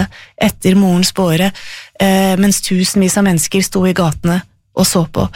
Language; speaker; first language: Norwegian; native; Norwegian